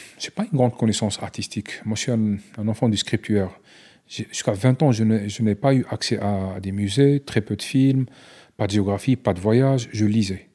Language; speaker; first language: French; non-native, local second language; Arabic